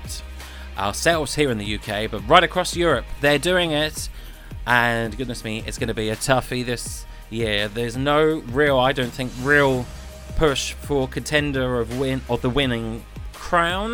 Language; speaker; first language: English; native; English